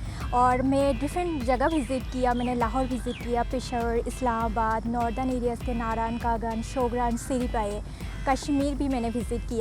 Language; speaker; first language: Hindi; non-native, fluent; Bangla